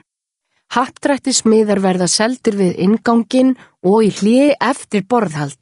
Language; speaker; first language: Icelandic; native; Icelandic